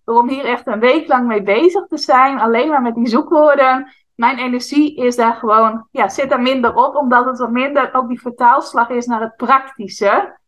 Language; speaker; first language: Dutch; native; Dutch